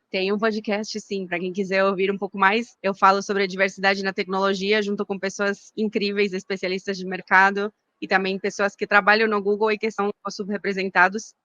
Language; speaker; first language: Portuguese; non-native, fluent; Spanish